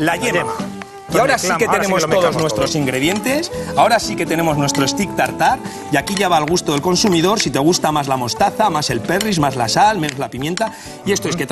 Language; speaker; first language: Spanish; native; Spanish